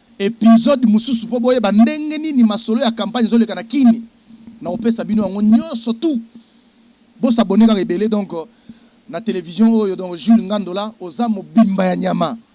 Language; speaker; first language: Lingala; native; Lingala